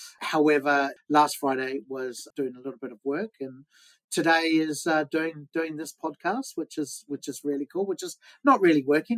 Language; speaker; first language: English; native; English